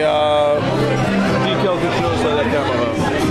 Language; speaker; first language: French; non-native, learner; English